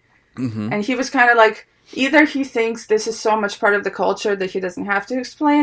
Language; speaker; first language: English; early bilingual, other home language; Ukrainian